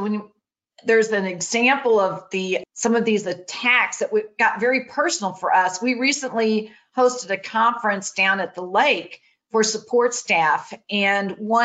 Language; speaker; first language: English; native; English